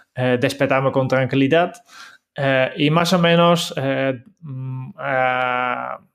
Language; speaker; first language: Spanish; non-native, fluent; Dutch